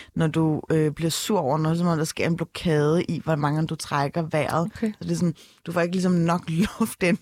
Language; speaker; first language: Danish; early bilingual, other home language; Turkish